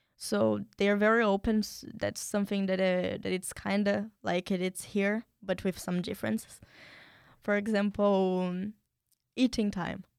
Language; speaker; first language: English; non-native, fluent; Portuguese